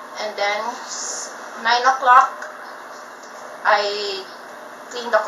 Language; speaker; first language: English; non-native, learner; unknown